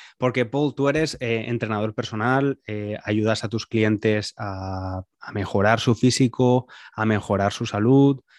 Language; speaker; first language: Spanish; native; Spanish